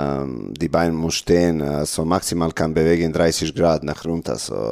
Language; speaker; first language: German; non-native, learner; Serbian